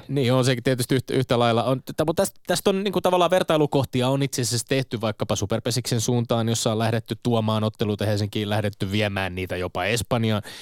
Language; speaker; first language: Finnish; native; Finnish